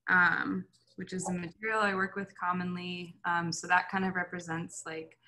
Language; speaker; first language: English; native; English